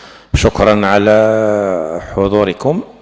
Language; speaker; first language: Arabic; non-native, local second language; Kabyle